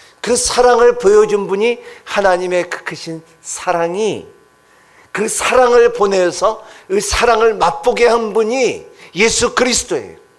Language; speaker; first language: Korean; non-native, fluent; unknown